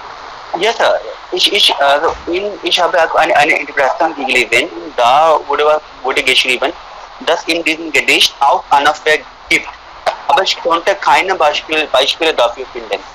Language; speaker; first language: German; non-native, fluent; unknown